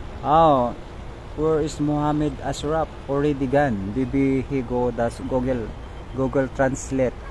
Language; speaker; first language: English; non-native, learner; Filipino